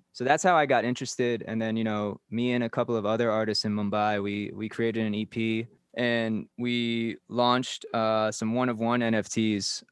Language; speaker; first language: English; native; English